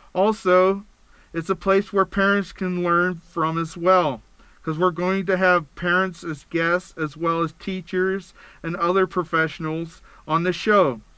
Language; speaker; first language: English; native; English